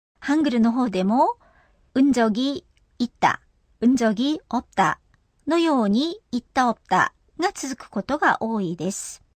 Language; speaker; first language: Japanese; non-native, fluent; Korean